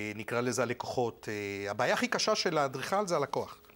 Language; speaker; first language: Hebrew; non-native, fluent; Spanish